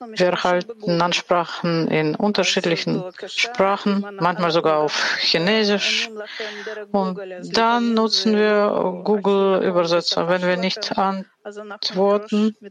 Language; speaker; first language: German; non-native, fluent; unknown